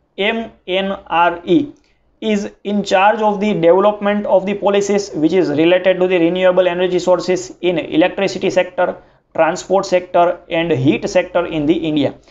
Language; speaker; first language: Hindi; non-native, local second language; Gujarati